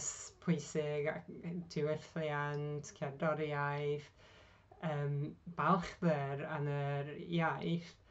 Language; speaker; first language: Welsh; non-native, learner; Hungarian